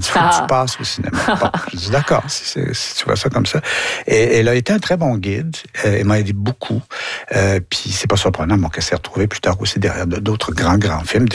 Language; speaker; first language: French; native; French